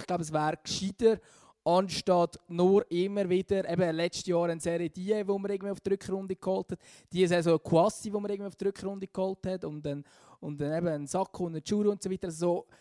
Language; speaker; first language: German; native; German